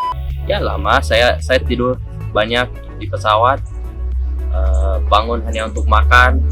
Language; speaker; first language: Indonesian; non-native, local second language; English